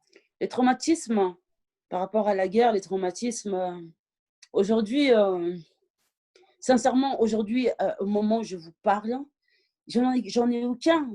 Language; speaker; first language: French; early bilingual, other home language; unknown